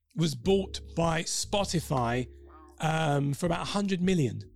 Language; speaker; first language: English; native; English